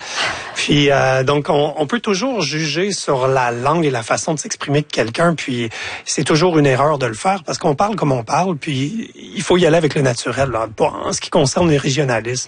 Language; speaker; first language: French; native; French